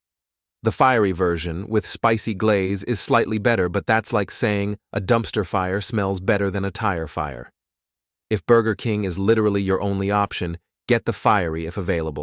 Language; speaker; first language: English; native; English